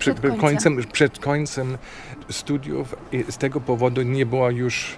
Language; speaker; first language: Polish; non-native, fluent; German